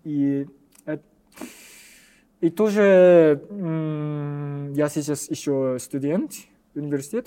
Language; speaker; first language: Russian; non-native, learner; Japanese